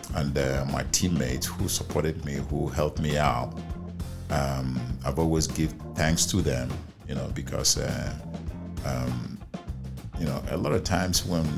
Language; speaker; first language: English; non-native, local second language; Igbo